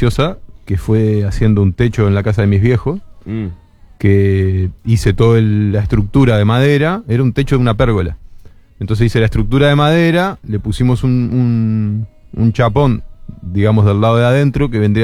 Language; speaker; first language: Spanish; native; Spanish